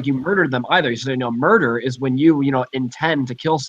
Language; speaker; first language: English; native; English